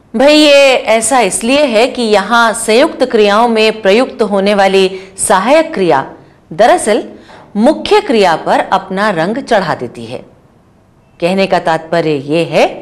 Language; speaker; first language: Hindi; native; Hindi